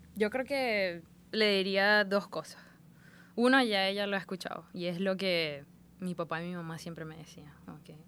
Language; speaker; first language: Spanish; native; Spanish